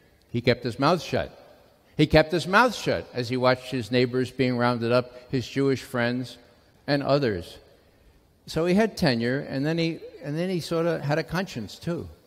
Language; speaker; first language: English; native; English